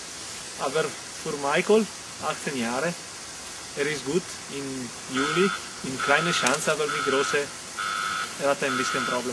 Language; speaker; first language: German; non-native, learner; Italian